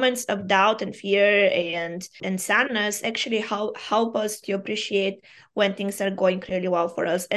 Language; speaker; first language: English; non-native, fluent; Bulgarian